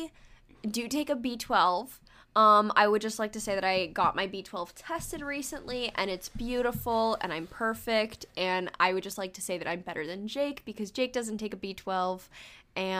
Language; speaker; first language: English; early bilingual, other home language; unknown